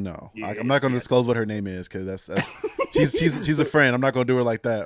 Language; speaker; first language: English; native; English